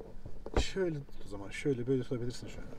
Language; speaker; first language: Turkish; native; Turkish